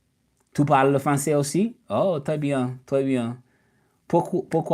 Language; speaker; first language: French; non-native, learner; English